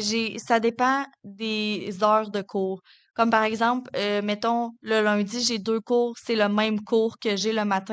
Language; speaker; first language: French; native; French